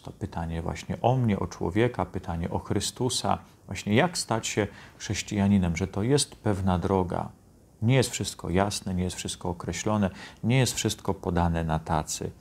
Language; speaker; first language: Polish; native; Polish